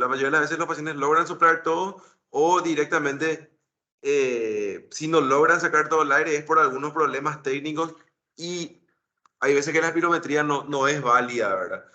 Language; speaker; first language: Spanish; native; Spanish